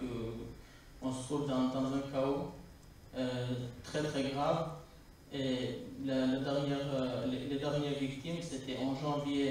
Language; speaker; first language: French; non-native, fluent; Kurdish